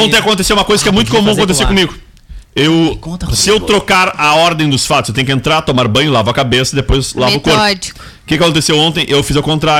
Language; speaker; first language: Portuguese; native; Portuguese